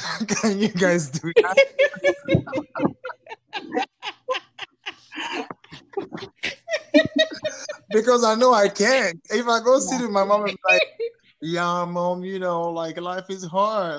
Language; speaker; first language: English; non-native, local second language; French